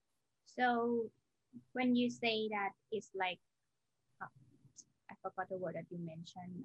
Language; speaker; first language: English; non-native, learner; Thai